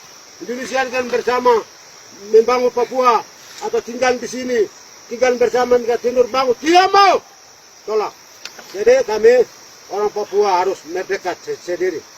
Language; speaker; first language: Indonesian; non-native, local second language; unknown